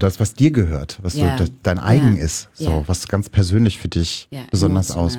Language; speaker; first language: German; native; German